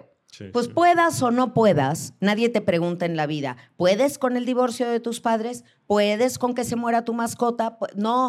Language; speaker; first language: Spanish; native; Spanish